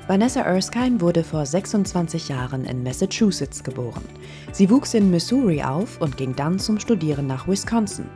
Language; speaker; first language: German; native; German